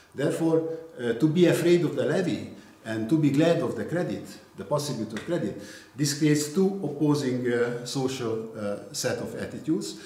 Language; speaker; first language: English; non-native, fluent; Hungarian